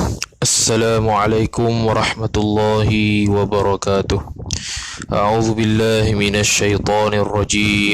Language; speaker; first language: Arabic; non-native, fluent; Malay